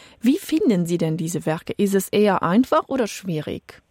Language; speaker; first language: German; non-native, fluent; Hebrew